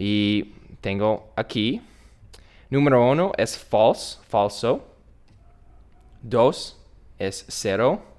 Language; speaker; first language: Spanish; non-native, learner; English